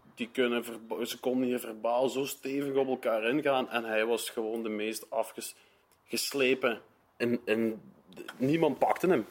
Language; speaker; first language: Dutch; native; Dutch